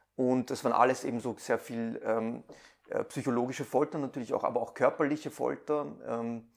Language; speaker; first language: German; early bilingual, other home language; Persian